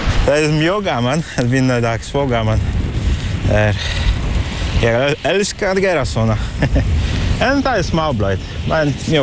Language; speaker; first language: Icelandic; non-native, learner; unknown